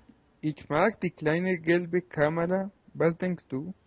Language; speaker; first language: German; non-native, learner; Spanish